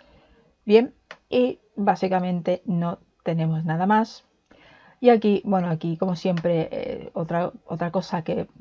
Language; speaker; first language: Spanish; native; Spanish